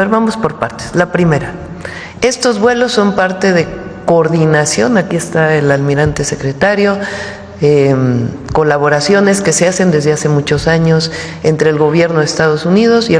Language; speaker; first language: Spanish; native; Spanish